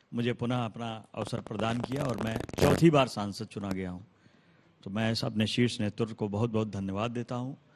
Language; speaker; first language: Hindi; native; Hindi